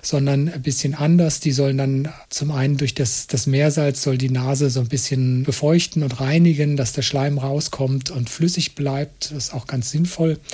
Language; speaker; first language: German; native; German